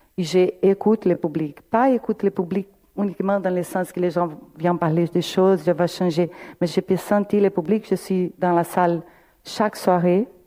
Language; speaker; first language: French; non-native, fluent; Portuguese